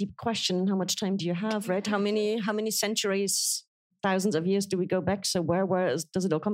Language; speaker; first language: English; non-native, fluent; German